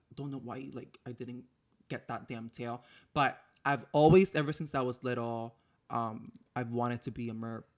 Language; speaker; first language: English; non-native, fluent; Spanish